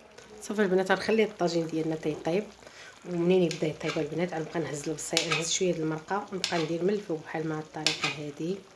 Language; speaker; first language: Arabic; native; Arabic